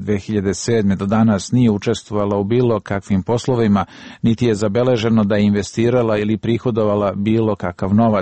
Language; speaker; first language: Serbian; native; Serbian